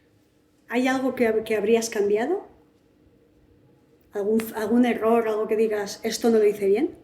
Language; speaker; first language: Spanish; native; Spanish